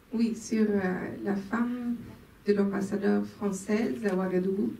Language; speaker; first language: French; non-native, local second language; Swedish